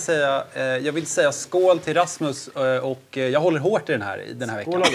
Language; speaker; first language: Swedish; native; Swedish